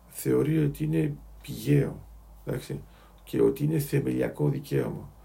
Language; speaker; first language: Greek; native; Greek